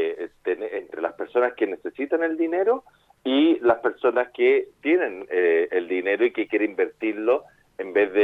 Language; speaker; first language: Spanish; native; Spanish